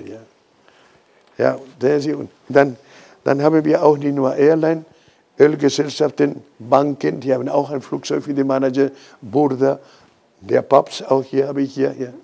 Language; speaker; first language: German; non-native, fluent; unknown